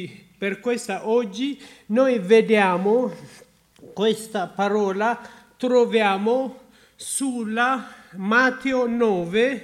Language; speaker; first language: Italian; non-native, learner; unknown